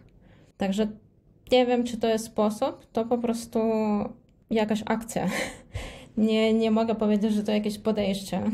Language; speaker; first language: Polish; non-native, fluent; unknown